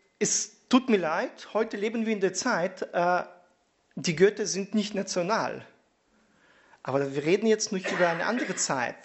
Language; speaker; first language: German; non-native, fluent; Russian